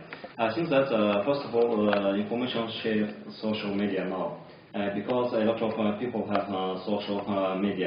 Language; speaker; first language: English; non-native, learner; Azerbaijani